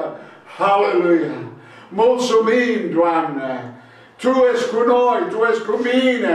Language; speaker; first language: Romanian; non-native, learner; English